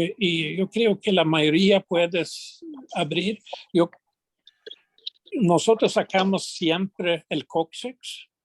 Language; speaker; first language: Spanish; non-native, fluent; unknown